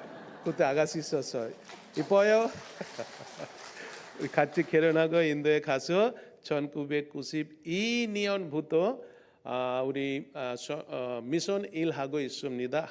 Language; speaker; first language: Korean; non-native, learner; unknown